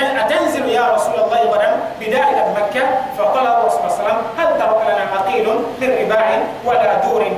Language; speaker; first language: Arabic; non-native, fluent; Yoruba